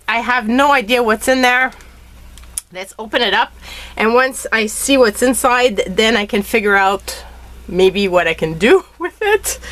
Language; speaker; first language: English; native; English